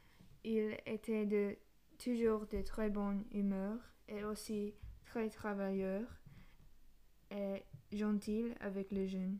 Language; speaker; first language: French; non-native, learner; English